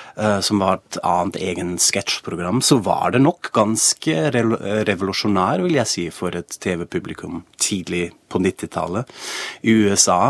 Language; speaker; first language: Norwegian; non-native, fluent; German